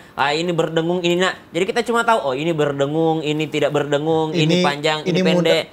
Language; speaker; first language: Indonesian; native; Indonesian